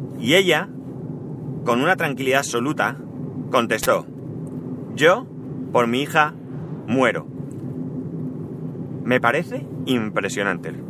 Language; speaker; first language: Spanish; native; Spanish